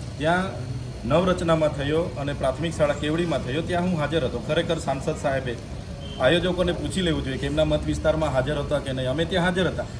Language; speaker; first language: Gujarati; non-native, local second language; Vasavi